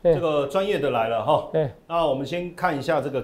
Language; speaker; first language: Chinese; native; Chinese